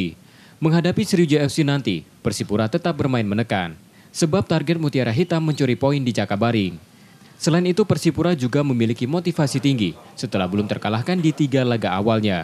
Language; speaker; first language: Indonesian; native; Indonesian